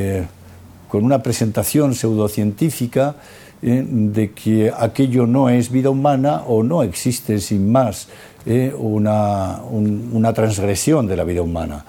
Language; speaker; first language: Spanish; native; Spanish